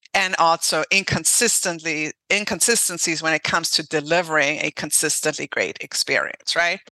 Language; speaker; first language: English; non-native, fluent; German